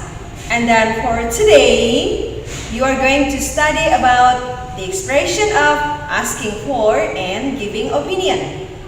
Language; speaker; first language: English; non-native, fluent; Indonesian